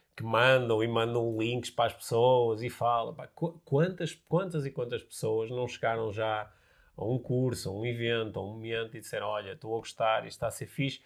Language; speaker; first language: Portuguese; native; Portuguese